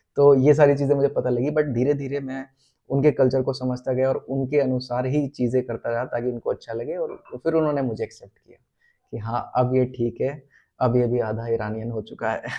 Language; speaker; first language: Hindi; native; Hindi